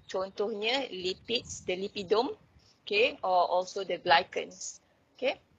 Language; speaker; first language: English; non-native, local second language; Malay